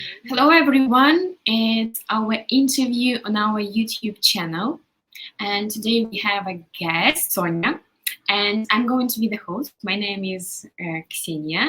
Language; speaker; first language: English; non-native, fluent; Russian